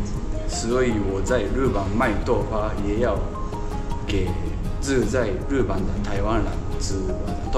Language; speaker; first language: Chinese; non-native, learner; Japanese